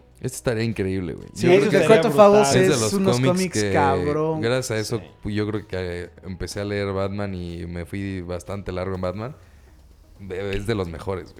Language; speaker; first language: Spanish; native; Spanish